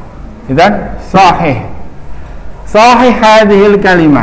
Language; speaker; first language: Arabic; non-native, fluent; Indonesian